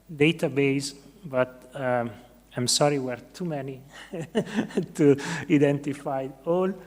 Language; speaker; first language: English; non-native, fluent; Italian